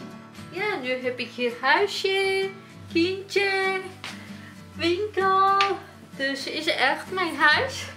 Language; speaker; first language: Dutch; non-native, learner; Arabic